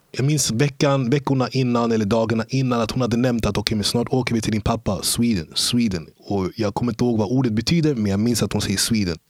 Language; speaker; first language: Swedish; early bilingual, other home language; English